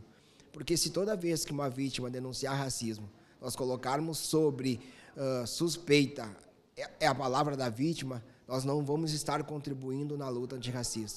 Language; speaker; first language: Portuguese; native; Portuguese